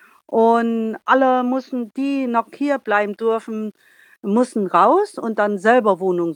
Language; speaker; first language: German; non-native, learner; Vietnamese